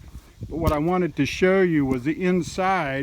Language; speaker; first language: English; native; English